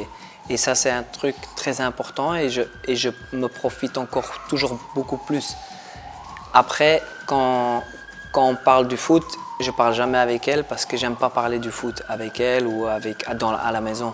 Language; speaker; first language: French; non-native, local second language; Dutch